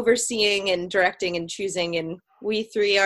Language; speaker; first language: English; native; English